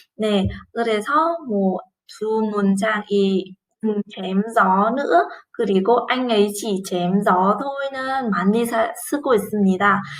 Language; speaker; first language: Korean; non-native, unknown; Vietnamese